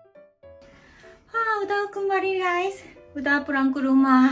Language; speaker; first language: Indonesian; native; Indonesian